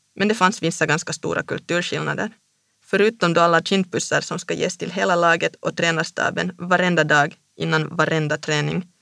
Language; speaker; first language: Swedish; native; Swedish